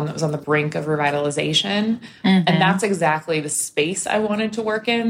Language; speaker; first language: English; native; English